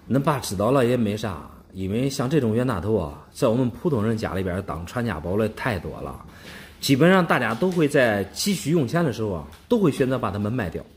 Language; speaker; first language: Chinese; native; Chinese